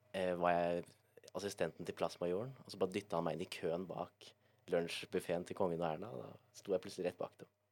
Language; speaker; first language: Norwegian; native; Norwegian